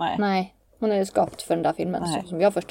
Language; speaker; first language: Swedish; native; Swedish